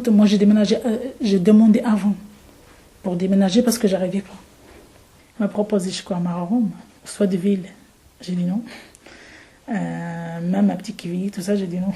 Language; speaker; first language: French; non-native, fluent; Arabic